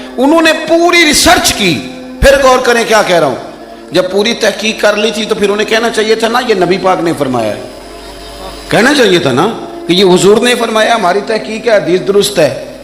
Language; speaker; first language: Urdu; non-native, local second language; Punjabi